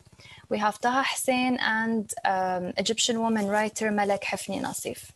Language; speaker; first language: English; non-native, fluent; Arabic